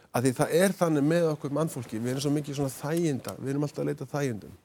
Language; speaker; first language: Icelandic; native; Icelandic